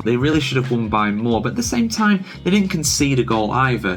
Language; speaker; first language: English; native; English